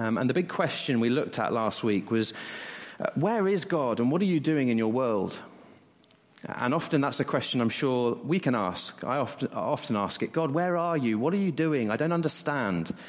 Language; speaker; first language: English; native; English